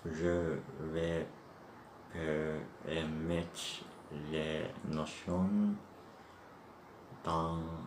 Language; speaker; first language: French; non-native, learner; Turkish